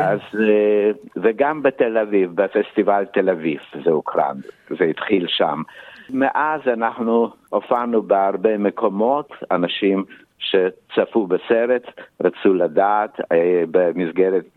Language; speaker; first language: Hebrew; non-native, fluent; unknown